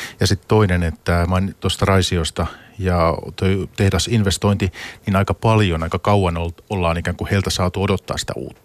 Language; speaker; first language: Finnish; native; Finnish